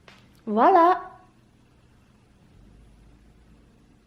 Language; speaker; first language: French; non-native, learner; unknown